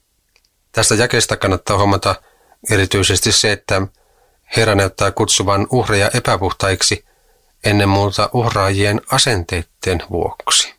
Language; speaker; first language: Finnish; native; Finnish